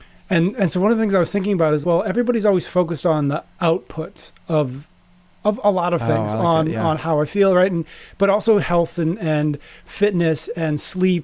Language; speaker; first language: English; native; English